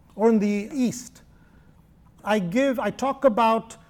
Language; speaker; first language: English; non-native, local second language; Malayalam